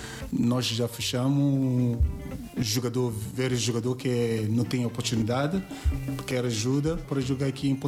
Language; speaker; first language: Portuguese; non-native, learner; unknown